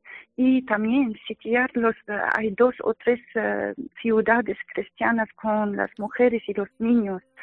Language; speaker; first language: Spanish; non-native, fluent; Arabic